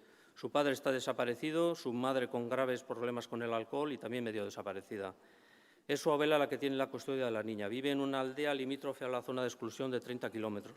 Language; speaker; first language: Spanish; native; Spanish